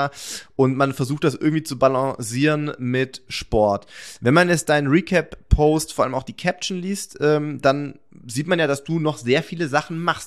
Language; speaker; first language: German; native; German